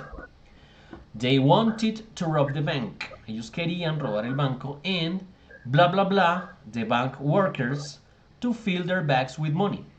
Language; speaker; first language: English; non-native, fluent; Spanish